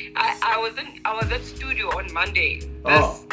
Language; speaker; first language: English; non-native, local second language; Zulu